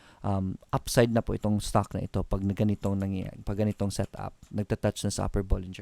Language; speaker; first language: Filipino; native; Filipino